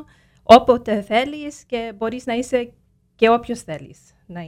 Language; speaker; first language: Greek; early bilingual, heritage; Greek